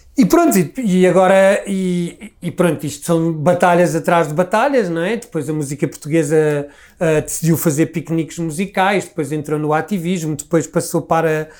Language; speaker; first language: Portuguese; native; Portuguese